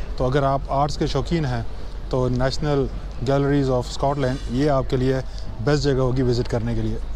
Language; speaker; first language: Urdu; native; Urdu